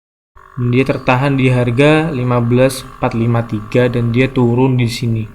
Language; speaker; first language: Indonesian; native; Indonesian